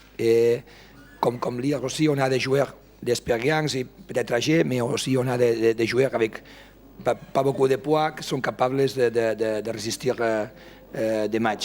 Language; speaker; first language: French; non-native, fluent; Spanish